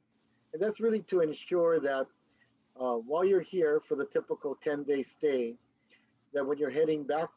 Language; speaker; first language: English; native; English